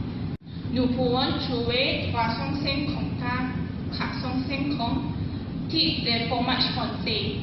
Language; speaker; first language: French; non-native, learner; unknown